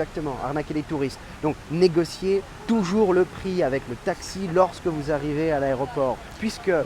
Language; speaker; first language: French; native; French